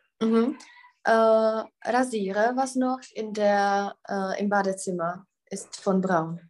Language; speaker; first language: German; non-native, fluent; Czech